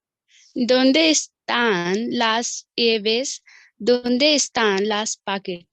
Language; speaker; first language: Spanish; non-native, learner; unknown